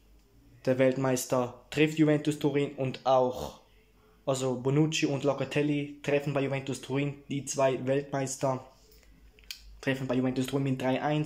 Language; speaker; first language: German; early bilingual, heritage; Italian